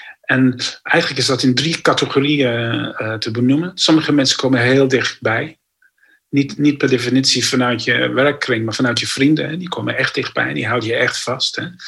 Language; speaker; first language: Dutch; non-native, fluent; English